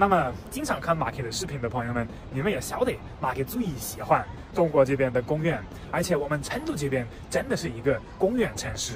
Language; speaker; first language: Chinese; non-native, fluent; German